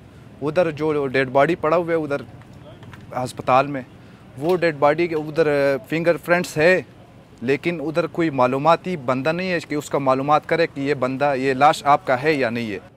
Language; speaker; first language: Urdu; non-native, local second language; Pashto